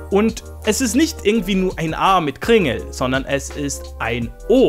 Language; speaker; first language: German; non-native, fluent; Swedish